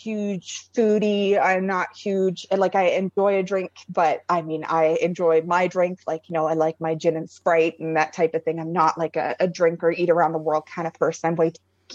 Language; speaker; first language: English; native; English